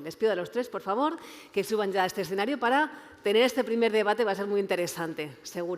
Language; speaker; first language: Spanish; native; Spanish